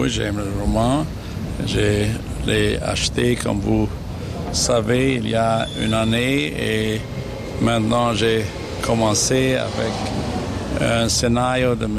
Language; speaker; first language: French; non-native, fluent; German